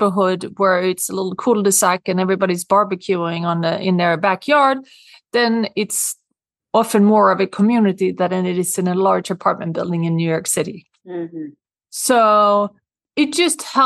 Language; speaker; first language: English; non-native, fluent; Swedish